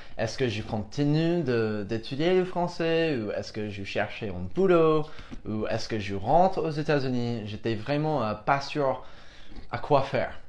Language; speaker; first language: French; non-native, fluent; English